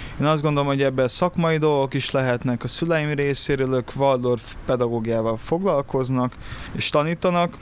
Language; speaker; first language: Hungarian; early bilingual, other home language; Portuguese